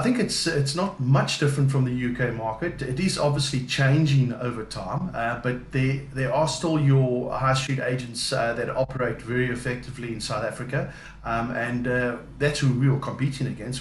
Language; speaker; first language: English; native; English